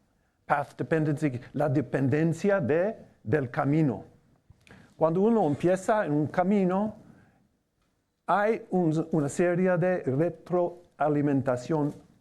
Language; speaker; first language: Spanish; non-native, fluent; English